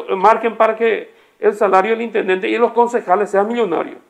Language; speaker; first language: Spanish; native; Spanish